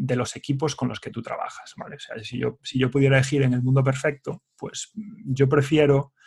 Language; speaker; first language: Spanish; native; Spanish